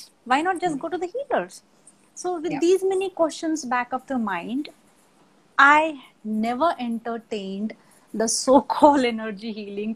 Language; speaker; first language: English; non-native, local second language; Marathi